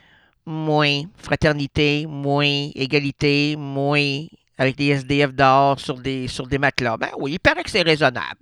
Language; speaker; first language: French; native; French